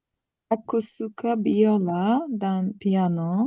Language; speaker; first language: Indonesian; non-native, learner; Turkish